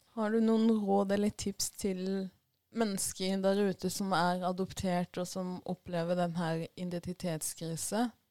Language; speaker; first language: Norwegian; early bilingual, other home language; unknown